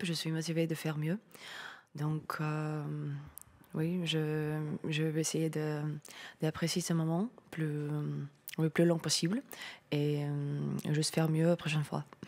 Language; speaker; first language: French; non-native, learner; Russian